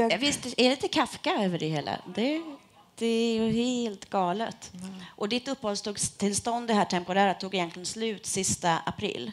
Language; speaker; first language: Swedish; native; Swedish